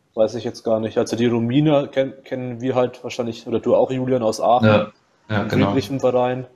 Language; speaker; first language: German; non-native, fluent; Russian